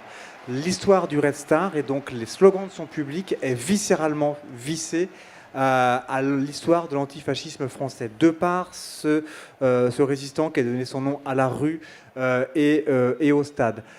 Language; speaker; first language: French; native; French